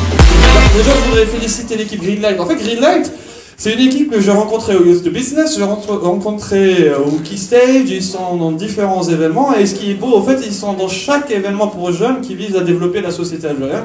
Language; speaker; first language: French; non-native, local second language; Arabic